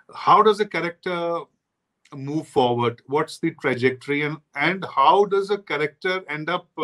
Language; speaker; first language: English; non-native, local second language; Hindi